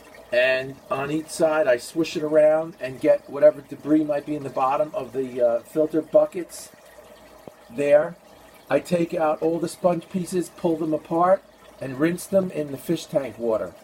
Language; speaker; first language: English; native; English